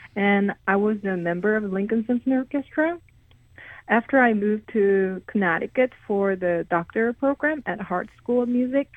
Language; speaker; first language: English; non-native, fluent; Korean